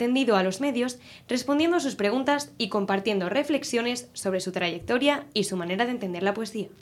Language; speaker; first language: Spanish; native; Spanish